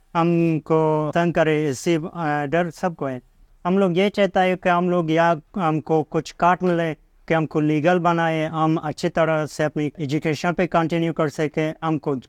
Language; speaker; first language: Urdu; non-native, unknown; Pashto